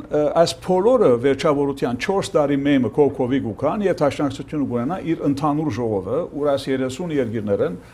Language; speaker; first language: Armenian; early bilingual, heritage; Armenian